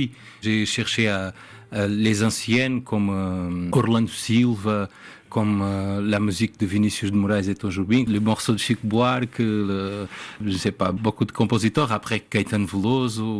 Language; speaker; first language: French; non-native, fluent; Portuguese